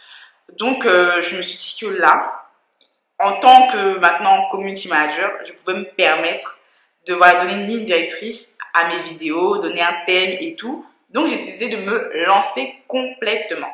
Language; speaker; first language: French; native; French